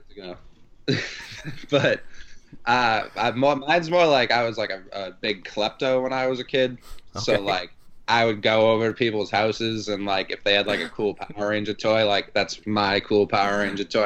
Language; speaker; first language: English; native; English